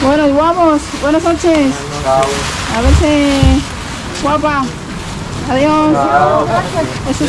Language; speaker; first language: Spanish; non-native, fluent; Filipino